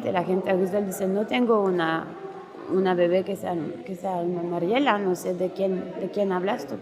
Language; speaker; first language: Spanish; non-native, learner; French